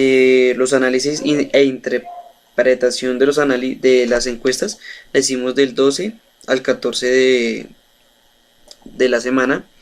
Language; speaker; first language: Spanish; native; Spanish